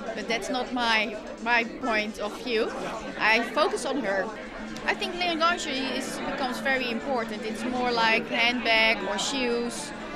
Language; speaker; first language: English; non-native, fluent; Dutch